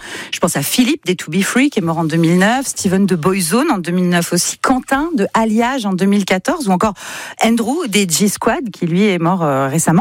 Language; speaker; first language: French; native; French